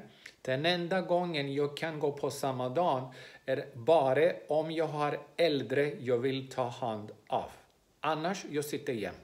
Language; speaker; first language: Swedish; non-native, fluent; Greek